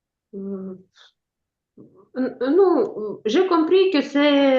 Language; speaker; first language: French; non-native, learner; Ukrainian